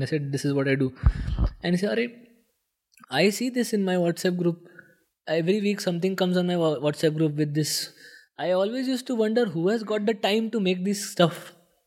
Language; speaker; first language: English; non-native, local second language; Marathi